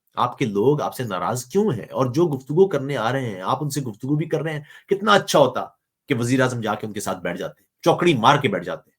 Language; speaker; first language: Urdu; non-native, local second language; Punjabi